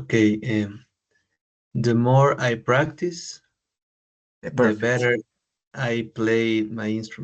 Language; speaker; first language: English; non-native, learner; Spanish